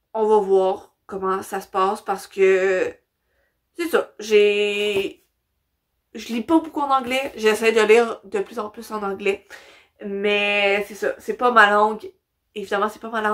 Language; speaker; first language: French; native; French